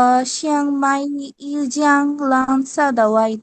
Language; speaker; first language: Chinese; non-native, learner; Bangla